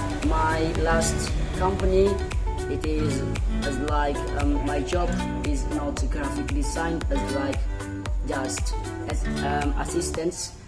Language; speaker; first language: English; non-native, learner; Indonesian